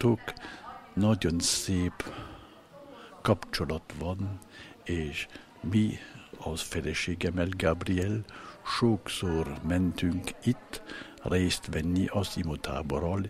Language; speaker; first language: Hungarian; non-native, learner; French